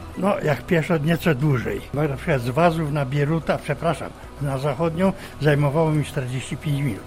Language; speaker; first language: Polish; native; Polish